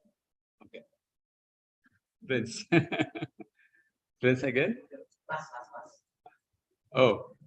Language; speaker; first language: English; non-native, learner; Indonesian